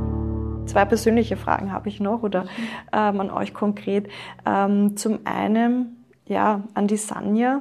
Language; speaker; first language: German; native; German